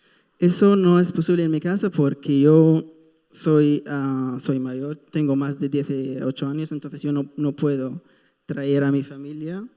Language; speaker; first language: Spanish; non-native, fluent; Arabic